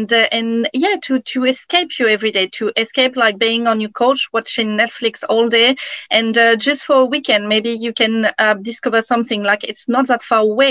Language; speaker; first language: English; non-native, fluent; French